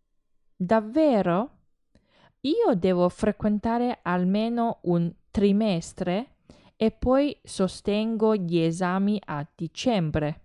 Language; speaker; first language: Italian; non-native, fluent; Chinese